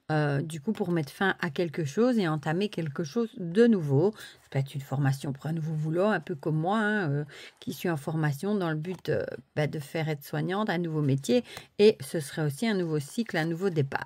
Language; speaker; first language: French; native; French